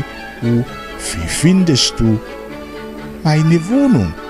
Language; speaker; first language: German; non-native, learner; Rundi